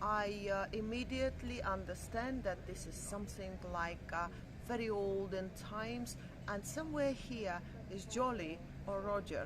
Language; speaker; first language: English; non-native, fluent; Russian